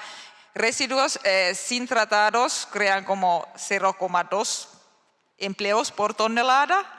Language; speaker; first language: Spanish; non-native, learner; Finnish